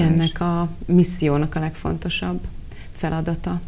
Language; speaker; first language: Hungarian; native; Hungarian